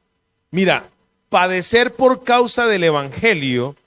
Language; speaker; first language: Spanish; native; Spanish